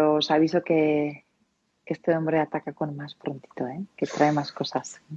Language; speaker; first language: Spanish; non-native, local second language; Basque